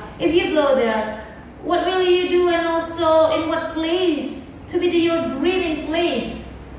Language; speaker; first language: English; non-native, learner; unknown